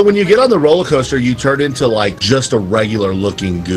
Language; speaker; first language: English; native; English